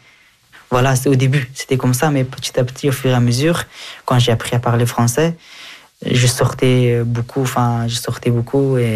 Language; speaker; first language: French; early bilingual, other home language; Persian